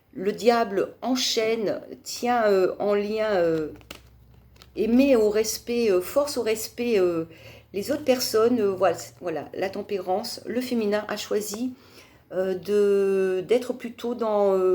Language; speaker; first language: French; native; French